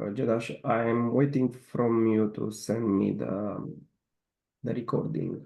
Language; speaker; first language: English; non-native, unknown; Romanian